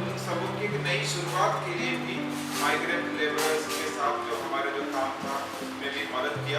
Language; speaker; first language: Hindi; native; Hindi